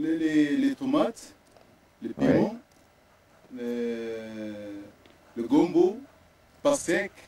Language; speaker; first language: French; non-native, local second language; Arabic